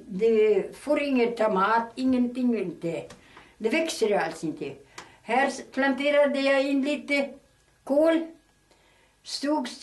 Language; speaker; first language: Swedish; early bilingual, heritage; Swedish